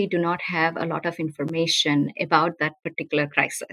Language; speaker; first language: English; non-native, local second language; Tamil